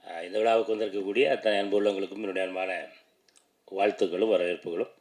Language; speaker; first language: Tamil; native; Tamil